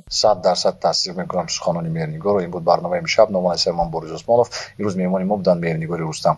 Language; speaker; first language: Tajik; native; Tajik